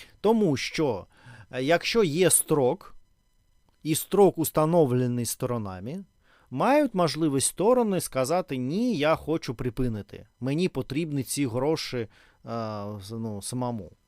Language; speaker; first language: Ukrainian; non-native, learner; Russian